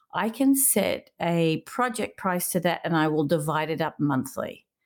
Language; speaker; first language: English; native; English